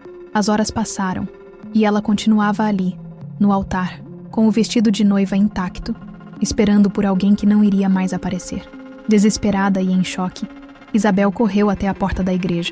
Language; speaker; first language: Portuguese; native; Portuguese